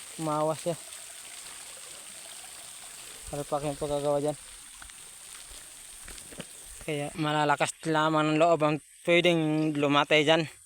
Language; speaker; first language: Filipino; non-native, local second language; Cebuano